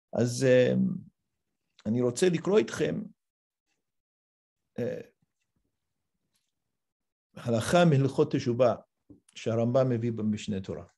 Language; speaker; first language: Hebrew; non-native, fluent; English